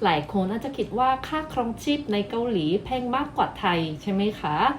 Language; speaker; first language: Thai; non-native, learner; Korean